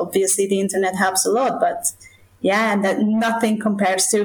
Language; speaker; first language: English; non-native, fluent; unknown